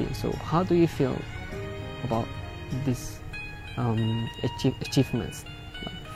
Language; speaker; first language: English; non-native, local second language; Malay